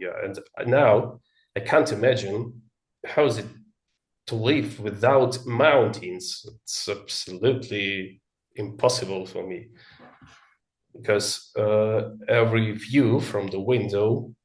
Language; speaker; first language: English; non-native, learner; Russian